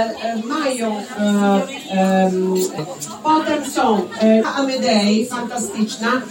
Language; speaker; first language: Polish; non-native, learner; Italian